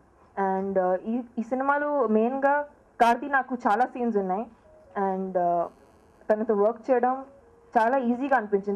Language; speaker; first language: Telugu; non-native, local second language; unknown